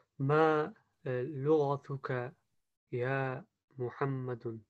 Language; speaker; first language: Arabic; non-native, learner; English